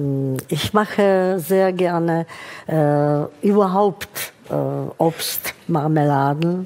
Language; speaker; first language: German; non-native, fluent; Czech